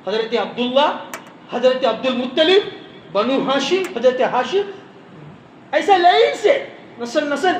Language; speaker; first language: Hindi; non-native, local second language; Tamil